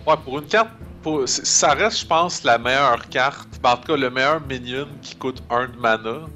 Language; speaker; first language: French; native; French